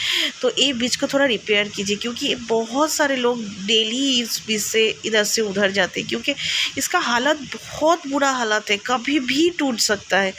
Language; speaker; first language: Hindi; non-native, local second language; Bangla